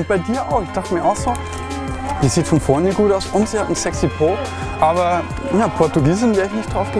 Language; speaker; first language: German; native; German